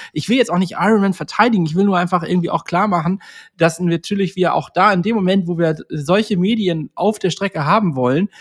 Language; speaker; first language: German; native; German